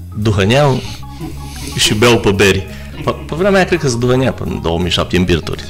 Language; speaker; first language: Romanian; native; Romanian